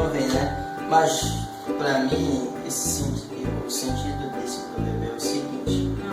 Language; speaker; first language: Portuguese; non-native, local second language; Haitian Creole